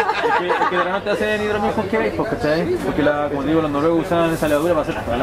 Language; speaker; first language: Spanish; native; Spanish